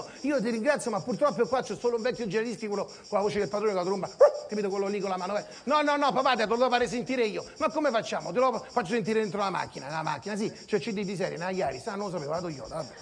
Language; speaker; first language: Italian; native; Italian